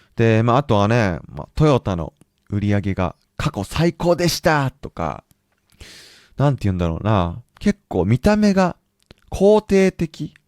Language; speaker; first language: Japanese; native; Japanese